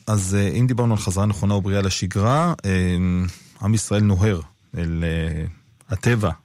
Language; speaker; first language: Hebrew; native; Hebrew